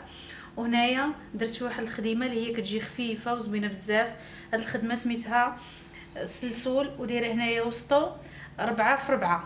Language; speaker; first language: Arabic; native; Arabic